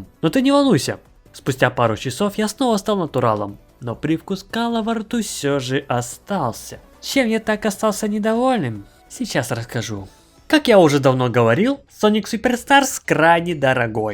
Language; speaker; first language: Russian; native; Russian